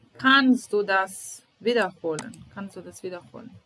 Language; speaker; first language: German; non-native, fluent; Serbian